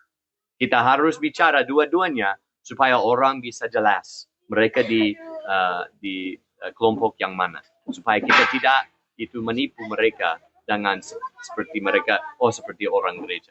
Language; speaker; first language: Indonesian; non-native, fluent; English